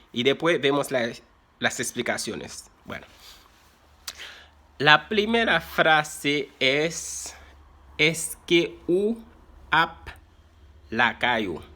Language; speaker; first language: Spanish; non-native, fluent; Haitian Creole